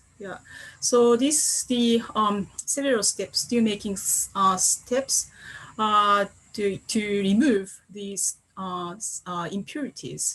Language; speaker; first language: English; non-native, fluent; Japanese